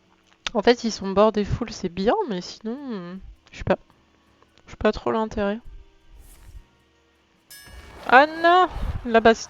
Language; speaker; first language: French; native; French